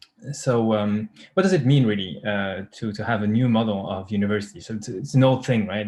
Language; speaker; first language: English; non-native, fluent; French